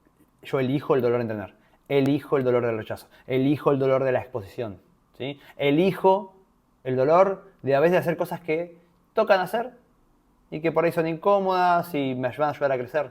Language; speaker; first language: Spanish; native; Spanish